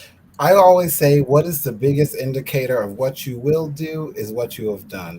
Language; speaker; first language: English; native; English